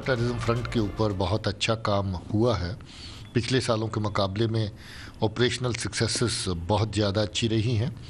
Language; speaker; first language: Hindi; non-native, local second language; Punjabi